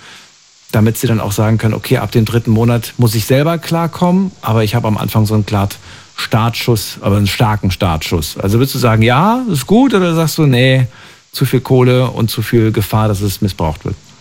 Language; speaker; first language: German; native; German